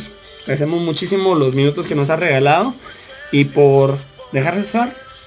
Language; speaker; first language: Spanish; native; Spanish